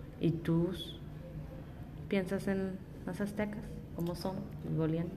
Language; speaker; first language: Spanish; non-native, learner; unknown